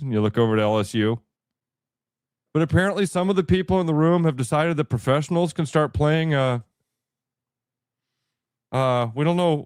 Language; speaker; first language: English; native; English